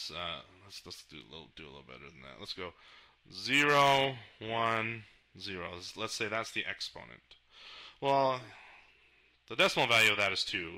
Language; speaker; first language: English; native; English